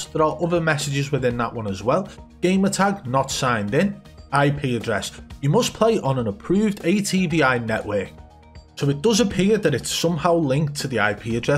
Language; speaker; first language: English; native; English